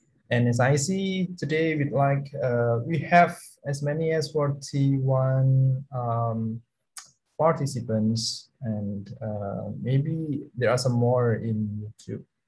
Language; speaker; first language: English; non-native, fluent; Indonesian